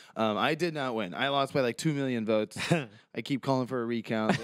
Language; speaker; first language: English; native; English